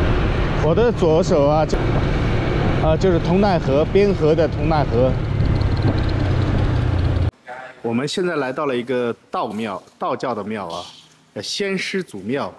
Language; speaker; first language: Chinese; native; Chinese